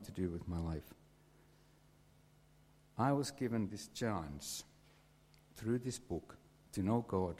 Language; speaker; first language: English; non-native, fluent; Finnish